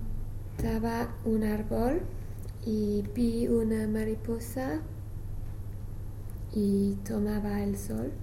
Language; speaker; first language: Spanish; non-native, learner; English